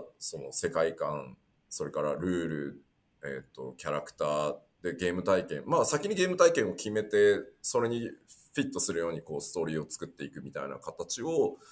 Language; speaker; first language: Japanese; native; Japanese